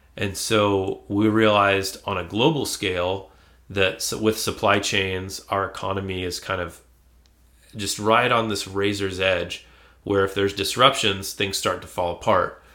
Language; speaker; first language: English; native; English